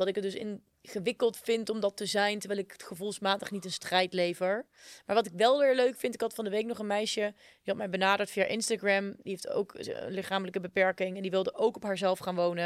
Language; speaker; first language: Dutch; native; Dutch